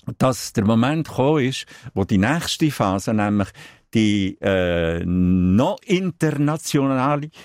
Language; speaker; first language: German; non-native, local second language; Italian